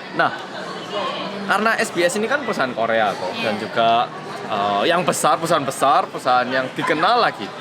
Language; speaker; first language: Indonesian; early bilingual, other home language; Korean